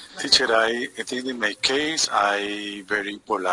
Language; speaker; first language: English; non-native, learner; Spanish